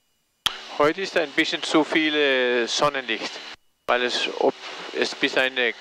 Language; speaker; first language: German; non-native, learner; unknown